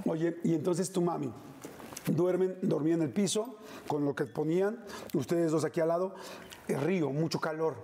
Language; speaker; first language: Spanish; native; Spanish